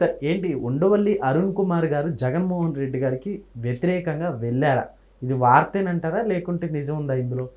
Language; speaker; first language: Telugu; native; Telugu